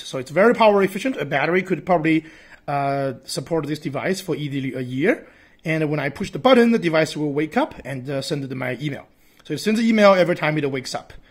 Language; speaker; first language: English; non-native, fluent; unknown